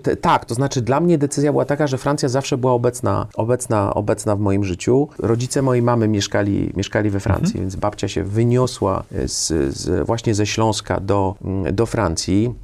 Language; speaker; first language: Polish; native; Polish